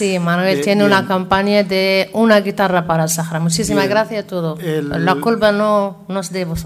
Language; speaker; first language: Spanish; non-native, learner; Arabic